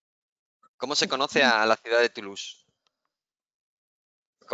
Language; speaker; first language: Spanish; native; Spanish